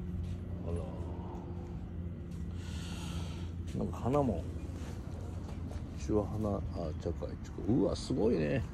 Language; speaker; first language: Japanese; native; Japanese